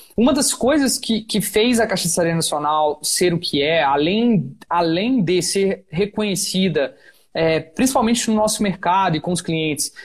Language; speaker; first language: Portuguese; native; Portuguese